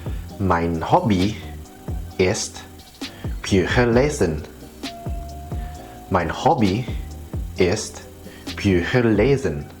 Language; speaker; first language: German; non-native, fluent; Indonesian